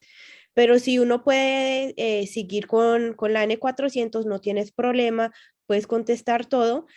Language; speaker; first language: Spanish; non-native, fluent; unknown